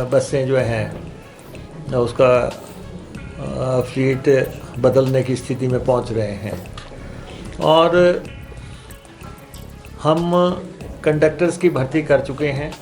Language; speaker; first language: Hindi; native; Hindi